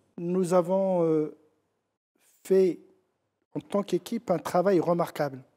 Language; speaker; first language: French; non-native, local second language; Central Atlas Tamazight